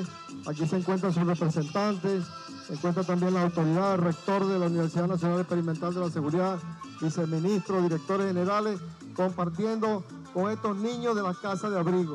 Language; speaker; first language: Spanish; native; Spanish